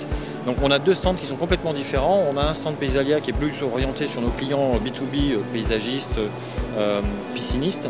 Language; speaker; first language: French; native; French